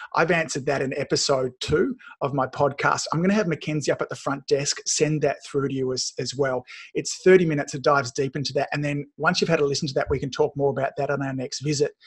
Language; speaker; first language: English; native; English